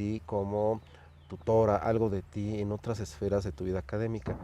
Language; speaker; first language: Spanish; native; Spanish